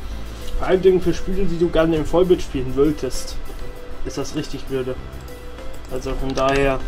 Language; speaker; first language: German; native; German